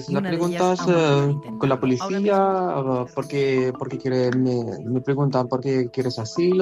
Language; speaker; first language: Spanish; non-native, learner; Arabic